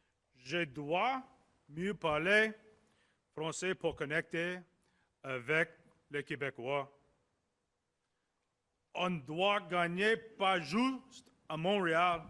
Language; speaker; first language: French; non-native, learner; English